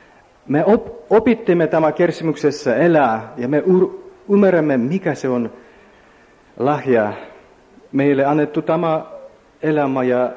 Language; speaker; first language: Finnish; non-native, learner; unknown